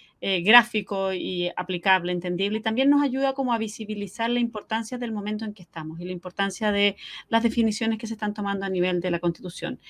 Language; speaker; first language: Spanish; native; Spanish